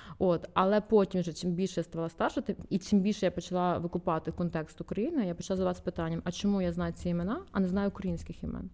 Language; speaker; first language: Ukrainian; non-native, local second language; Russian